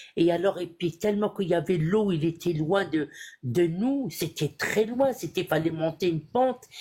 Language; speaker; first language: French; early bilingual, other home language; Arabic